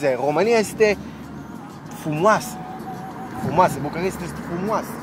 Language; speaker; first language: Romanian; non-native, learner; Hebrew